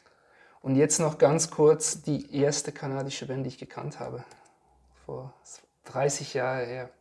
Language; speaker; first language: German; native; German